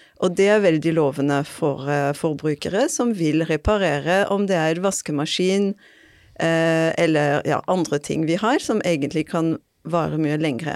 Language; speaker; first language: Norwegian; non-native, fluent; French